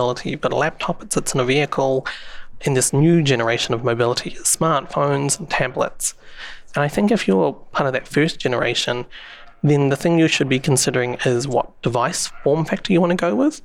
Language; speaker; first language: English; native; English